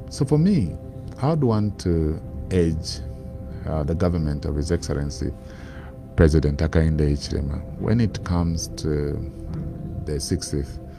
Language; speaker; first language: English; non-native, local second language; Bemba